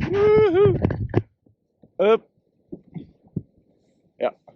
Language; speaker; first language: English; non-native, learner; French